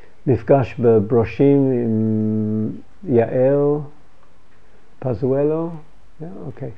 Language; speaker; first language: Hebrew; non-native, fluent; English